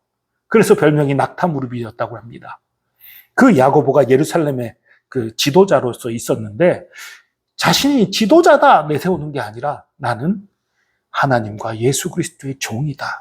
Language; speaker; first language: Korean; native; Korean